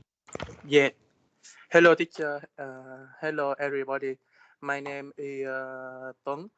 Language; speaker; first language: English; non-native, learner; Vietnamese